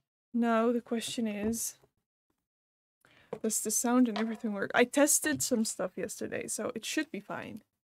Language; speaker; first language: English; non-native, fluent; Dutch